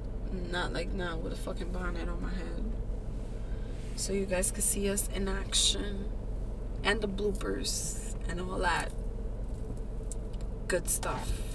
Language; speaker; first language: English; early bilingual, other home language; Spanish